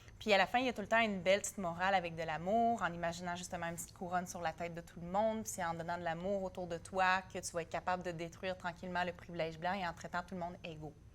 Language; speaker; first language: French; native; French